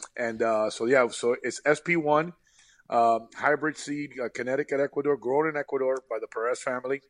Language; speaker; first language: English; early bilingual, other home language; Spanish